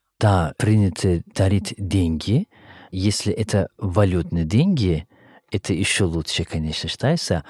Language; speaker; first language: Russian; non-native, fluent; Turkish